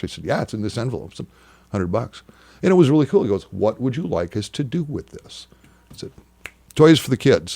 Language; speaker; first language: English; native; English